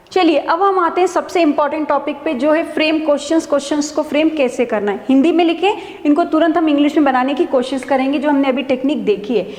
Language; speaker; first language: Hindi; native; Hindi